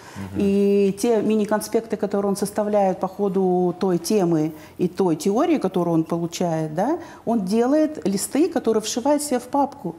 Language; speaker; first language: Russian; native; Russian